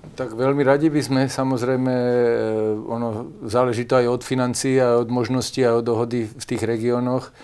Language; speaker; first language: Slovak; native; Slovak